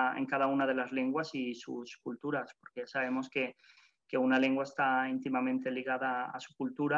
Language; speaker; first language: Spanish; native; Spanish